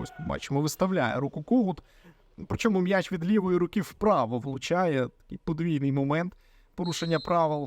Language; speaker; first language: Ukrainian; native; Ukrainian